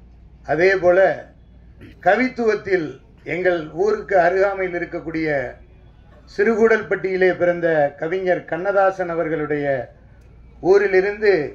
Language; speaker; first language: Tamil; native; Tamil